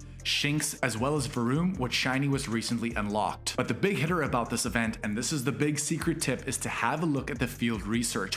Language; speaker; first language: English; native; English